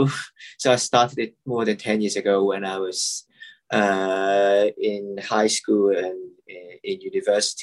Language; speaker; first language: English; non-native, local second language; Cantonese